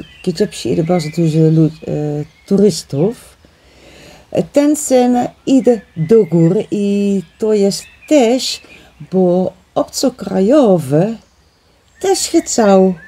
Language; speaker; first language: Polish; non-native, learner; Dutch